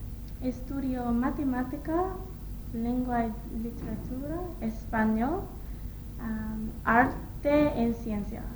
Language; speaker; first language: Spanish; non-native, learner; English